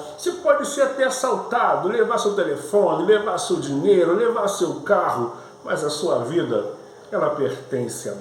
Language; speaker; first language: Portuguese; native; Portuguese